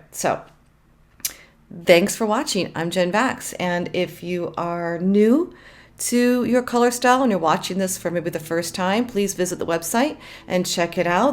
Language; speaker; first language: English; native; English